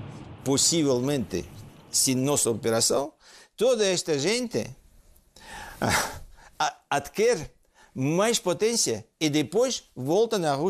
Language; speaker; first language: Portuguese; non-native, fluent; Russian